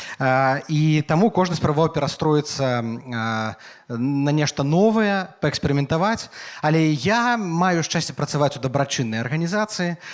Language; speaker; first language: Belarusian; native; Belarusian